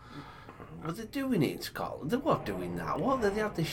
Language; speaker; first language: English; native; English